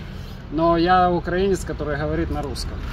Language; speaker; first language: Russian; native; Russian